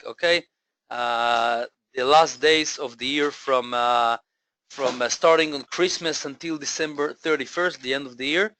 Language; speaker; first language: English; non-native, fluent; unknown